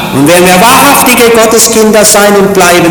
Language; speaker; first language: German; native; German